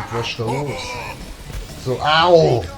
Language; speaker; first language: German; native; German